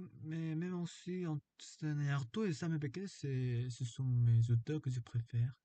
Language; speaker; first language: French; non-native, fluent; Korean